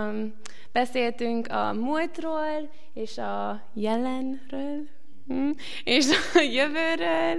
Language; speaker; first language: Hungarian; non-native, learner; English